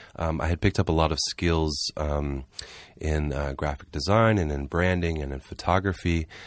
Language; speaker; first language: English; native; English